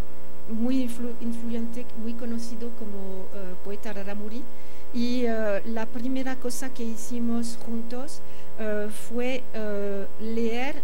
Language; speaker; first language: Spanish; non-native, fluent; French